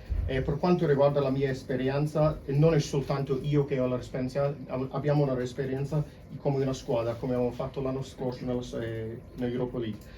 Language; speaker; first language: Italian; non-native, fluent; English